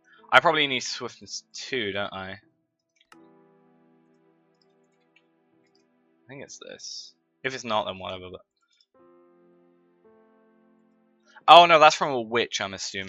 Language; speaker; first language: English; native; English